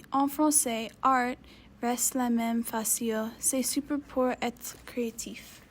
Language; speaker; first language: French; non-native, learner; English